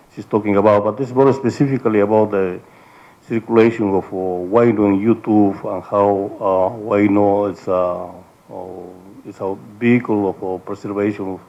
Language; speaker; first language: English; non-native, fluent; Spanish